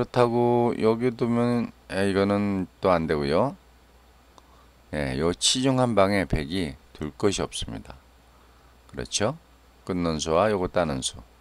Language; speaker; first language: Korean; native; Korean